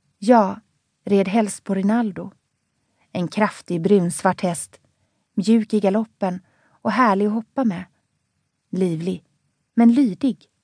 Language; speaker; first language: Swedish; native; Swedish